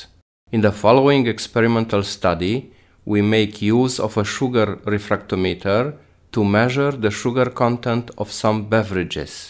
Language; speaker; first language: English; non-native, fluent; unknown